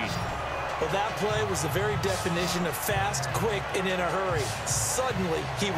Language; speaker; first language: English; native; English